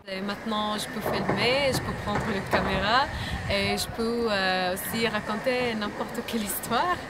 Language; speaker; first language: French; non-native, learner; Arabic